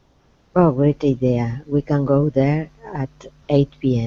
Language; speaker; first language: English; non-native, learner; Spanish